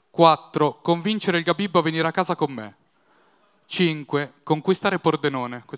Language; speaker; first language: Italian; native; Italian